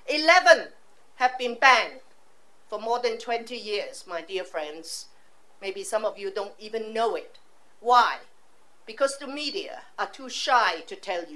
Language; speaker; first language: English; non-native, local second language; Cantonese